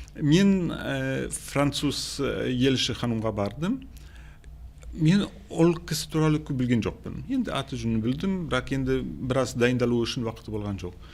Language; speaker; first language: Kazakh; non-native, fluent; Polish